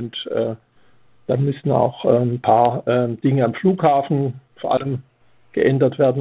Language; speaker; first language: German; native; German